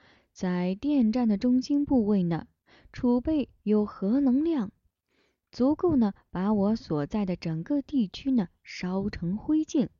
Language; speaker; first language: Chinese; native; Chinese